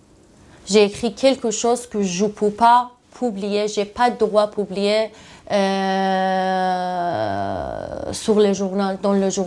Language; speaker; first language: French; non-native, learner; Persian